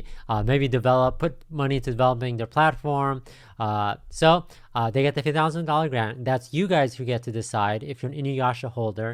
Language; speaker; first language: English; native; English